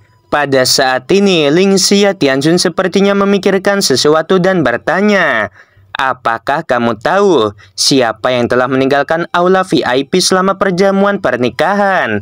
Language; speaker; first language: Indonesian; native; Indonesian